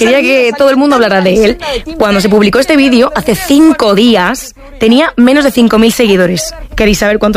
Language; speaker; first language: Spanish; native; Spanish